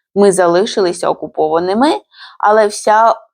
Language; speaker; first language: Ukrainian; non-native, fluent; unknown